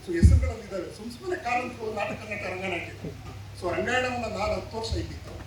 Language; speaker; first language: Kannada; native; Kannada